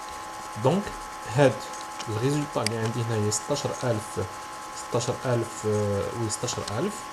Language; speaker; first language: Arabic; native; Arabic